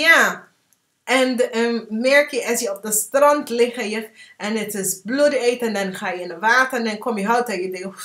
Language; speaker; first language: Dutch; early bilingual, heritage; English